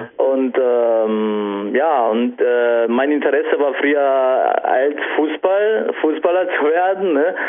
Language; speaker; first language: German; non-native, fluent; Italian